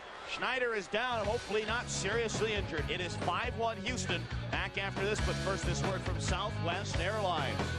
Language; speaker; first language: English; native; English